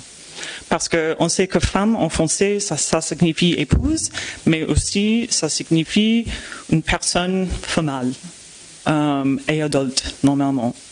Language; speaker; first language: French; non-native, fluent; English